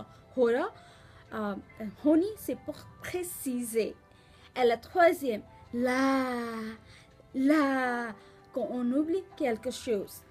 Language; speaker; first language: French; non-native, learner; Nepali